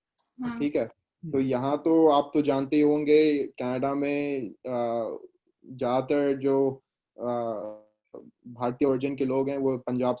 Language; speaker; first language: Hindi; native; Hindi